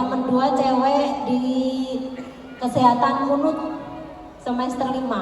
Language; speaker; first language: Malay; non-native, local second language; Javanese